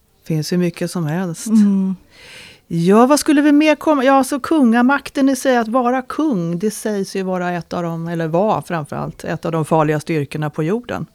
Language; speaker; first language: Swedish; native; Swedish